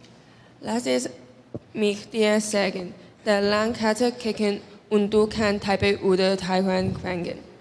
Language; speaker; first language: German; non-native, learner; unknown